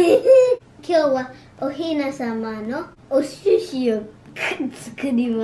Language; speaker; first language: Japanese; early bilingual, heritage; Japanese